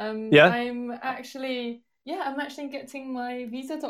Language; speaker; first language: English; non-native, fluent; Chinese